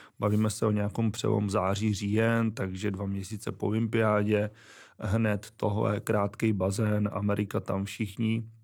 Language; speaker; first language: Czech; native; Czech